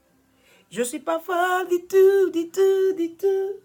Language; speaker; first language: French; non-native, learner; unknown